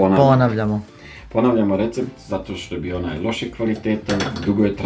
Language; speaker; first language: Serbian; native; Serbian